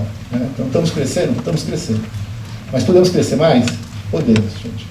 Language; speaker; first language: Portuguese; native; Portuguese